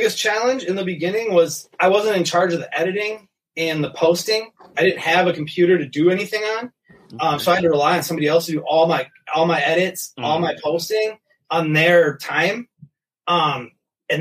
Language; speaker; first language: English; native; English